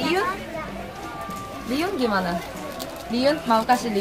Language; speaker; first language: Indonesian; non-native, fluent; Korean